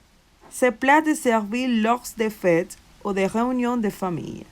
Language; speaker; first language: French; non-native, learner; Spanish